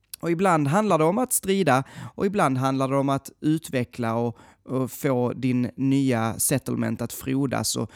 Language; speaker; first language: Swedish; native; Swedish